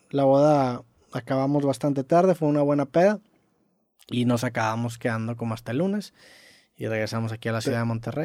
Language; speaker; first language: Spanish; native; Spanish